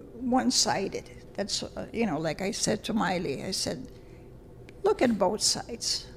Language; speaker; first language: English; early bilingual, other home language; Lithuanian